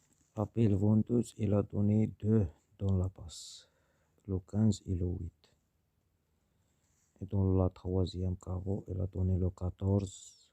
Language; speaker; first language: French; non-native, learner; Arabic